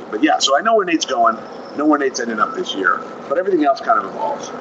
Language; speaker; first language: English; native; English